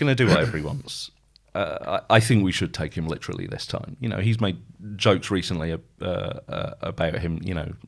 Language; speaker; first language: English; native; English